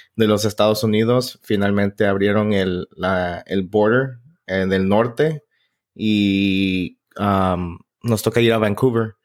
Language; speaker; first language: Spanish; native; Spanish